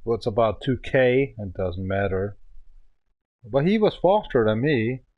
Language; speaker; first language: English; non-native, learner; German